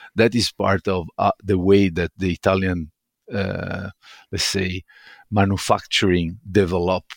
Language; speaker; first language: English; non-native, fluent; Italian